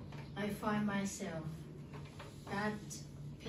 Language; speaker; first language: English; non-native, learner; Lao